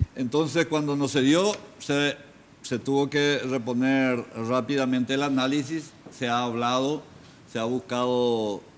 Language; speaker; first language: Spanish; native; Spanish